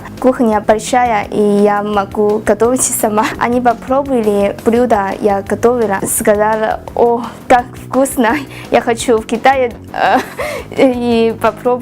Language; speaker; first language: Russian; non-native, learner; Chinese